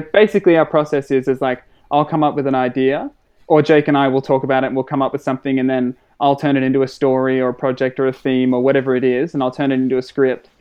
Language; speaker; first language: English; native; English